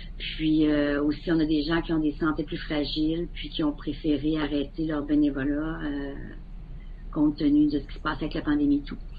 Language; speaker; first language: French; native; French